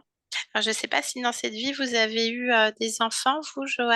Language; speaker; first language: French; native; French